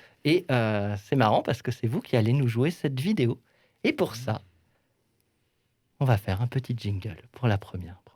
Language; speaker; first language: French; native; French